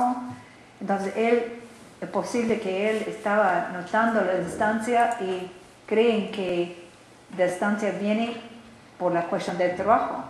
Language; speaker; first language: Spanish; non-native, learner; English